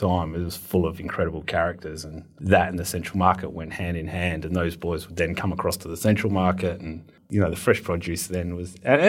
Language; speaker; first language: English; native; English